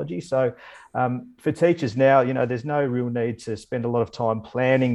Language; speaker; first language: English; native; English